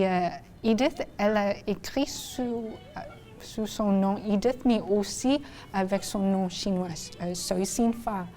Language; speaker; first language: French; non-native, local second language; English